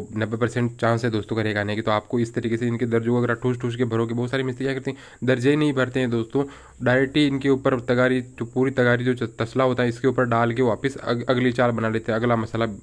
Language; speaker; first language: Hindi; native; Hindi